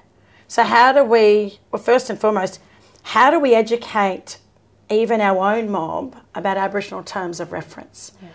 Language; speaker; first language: English; native; English